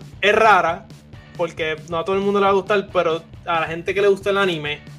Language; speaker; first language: Spanish; native; Spanish